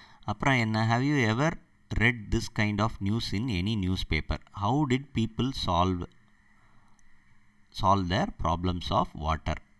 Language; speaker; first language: English; non-native, local second language; Tamil